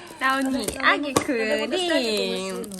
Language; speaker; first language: Korean; non-native, fluent; Russian